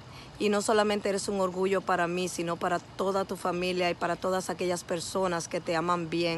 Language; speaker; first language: Spanish; native; Spanish